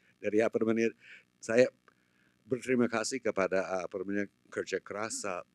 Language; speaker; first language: Indonesian; non-native, fluent; English